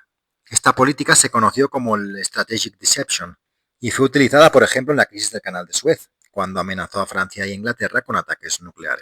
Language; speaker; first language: Spanish; native; Spanish